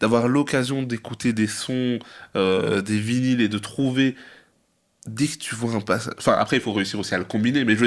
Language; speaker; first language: French; native; French